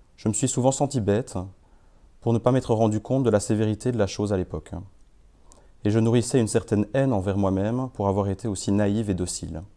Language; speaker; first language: French; native; French